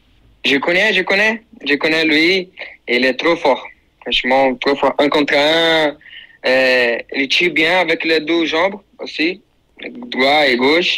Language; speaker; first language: French; non-native, learner; Portuguese